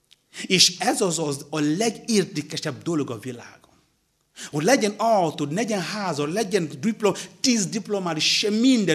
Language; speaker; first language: Hungarian; non-native, learner; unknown